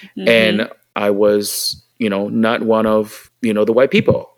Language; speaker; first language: English; non-native, fluent; Spanish